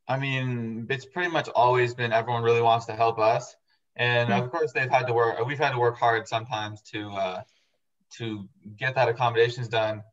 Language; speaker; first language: English; native; English